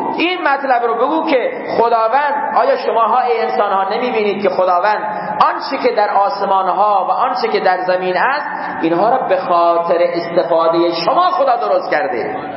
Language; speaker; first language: Persian; non-native, local second language; Baluchi